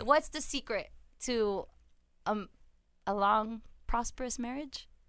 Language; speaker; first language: English; early bilingual, other home language; Spanish